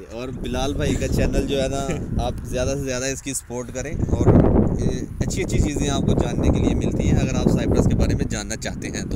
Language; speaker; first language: Urdu; non-native, local second language; Punjabi